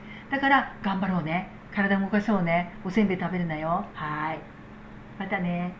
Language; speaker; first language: Japanese; native; Japanese